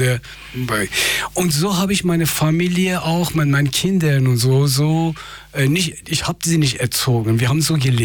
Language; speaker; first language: German; non-native, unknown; Persian